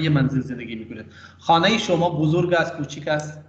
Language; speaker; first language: Persian; non-native, fluent; Urdu